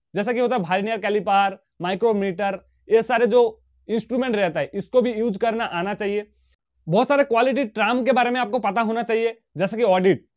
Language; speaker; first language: Hindi; non-native, local second language; Bangla